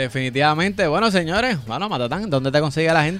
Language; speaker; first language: Spanish; native; Spanish